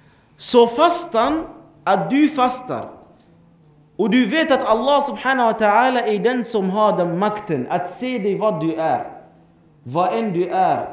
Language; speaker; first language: Swedish; non-native, fluent; Arabic